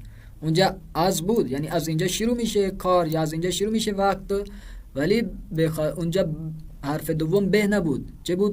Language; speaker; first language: Persian; non-native, fluent; Urdu